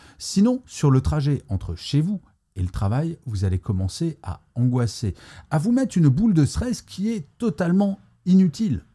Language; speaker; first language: French; native; French